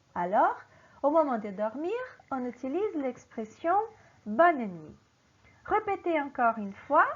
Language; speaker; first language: French; non-native, fluent; Portuguese